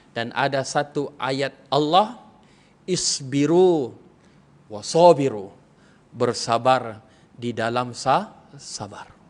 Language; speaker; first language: Malay; non-native, local second language; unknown